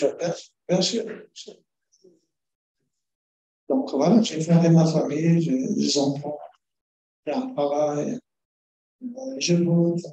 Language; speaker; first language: French; non-native, fluent; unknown